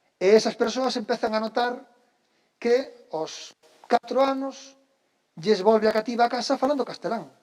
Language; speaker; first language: Galician; native; Galician